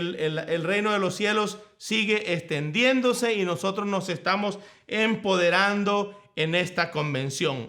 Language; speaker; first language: Spanish; native; Spanish